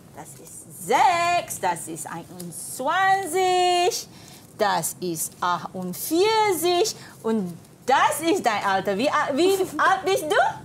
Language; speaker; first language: German; non-native, fluent; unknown